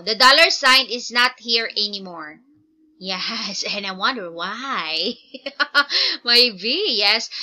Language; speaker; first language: English; non-native, local second language; Filipino